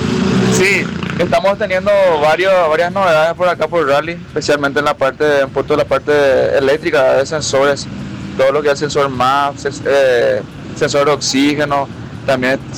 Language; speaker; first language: Spanish; native; Spanish